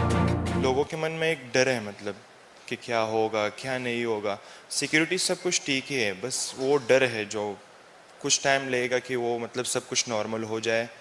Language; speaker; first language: Hindi; non-native, fluent; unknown